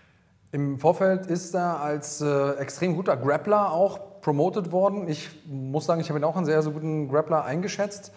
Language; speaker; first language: German; native; German